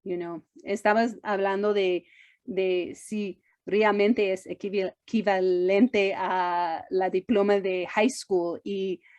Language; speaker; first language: Spanish; non-native, fluent; English